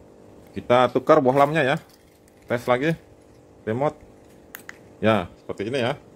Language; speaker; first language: Indonesian; native; Indonesian